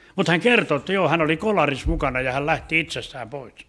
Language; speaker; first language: Finnish; native; Finnish